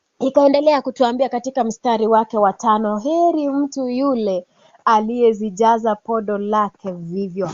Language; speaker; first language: Swahili; non-native, local second language; Kalenjin